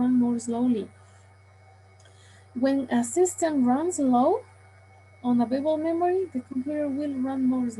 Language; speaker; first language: English; non-native, learner; Spanish